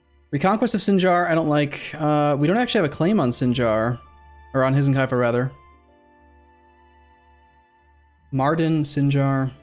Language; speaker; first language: English; native; English